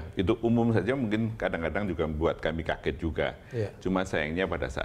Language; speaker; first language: Indonesian; native; Indonesian